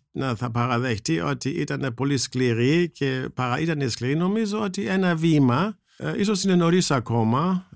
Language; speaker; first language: Greek; non-native, fluent; German